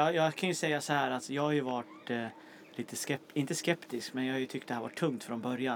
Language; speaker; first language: Swedish; native; Swedish